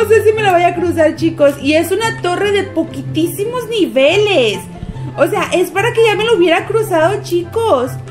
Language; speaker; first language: Spanish; native; Spanish